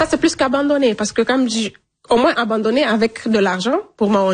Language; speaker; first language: French; non-native, local second language; Fula